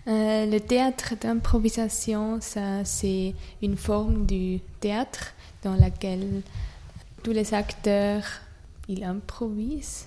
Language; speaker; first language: French; non-native, learner; German